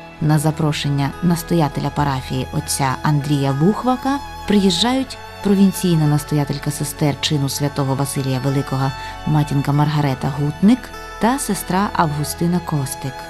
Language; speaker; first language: Ukrainian; native; Ukrainian